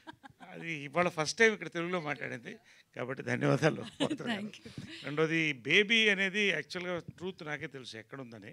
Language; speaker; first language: Telugu; native; Telugu